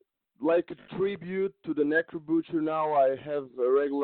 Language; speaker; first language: English; non-native, learner; Russian